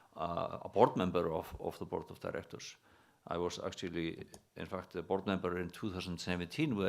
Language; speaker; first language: English; non-native, fluent; Icelandic